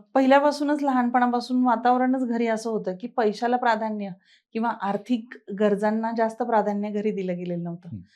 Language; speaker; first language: Marathi; native; Marathi